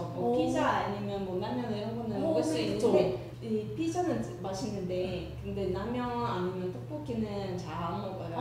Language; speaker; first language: Korean; non-native, learner; Russian